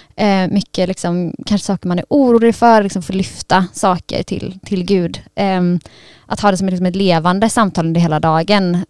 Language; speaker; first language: Swedish; native; Swedish